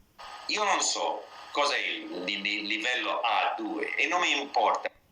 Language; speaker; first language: Italian; non-native, learner; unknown